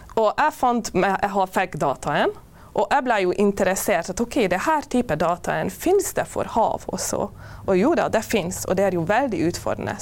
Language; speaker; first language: Norwegian; non-native, fluent; Hungarian